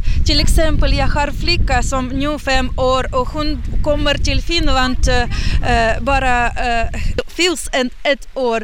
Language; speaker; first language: Swedish; non-native, learner; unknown